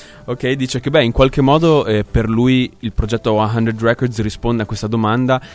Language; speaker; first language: Italian; native; Italian